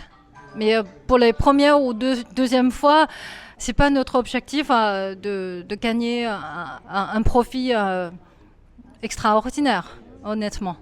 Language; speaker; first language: French; non-native, fluent; Chinese